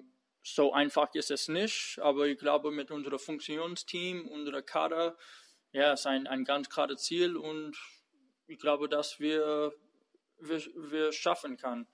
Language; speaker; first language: German; non-native, fluent; English